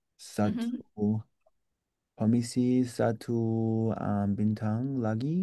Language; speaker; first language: Indonesian; non-native, learner; English